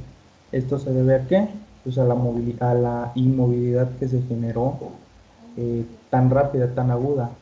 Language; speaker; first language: Spanish; native; Spanish